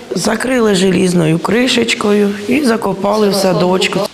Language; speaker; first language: Ukrainian; native; Ukrainian